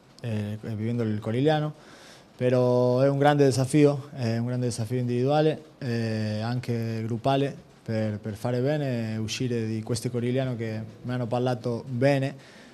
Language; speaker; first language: Italian; non-native, fluent; Spanish